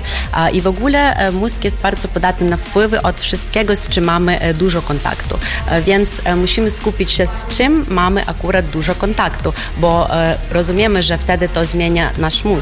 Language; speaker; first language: Polish; non-native, fluent; Ukrainian